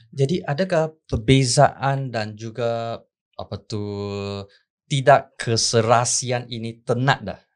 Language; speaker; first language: Malay; non-native, local second language; Chinese